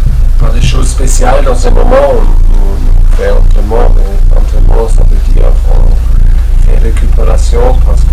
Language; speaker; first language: French; non-native, learner; German